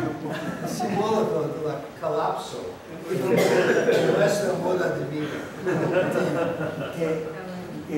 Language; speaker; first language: Spanish; non-native, fluent; English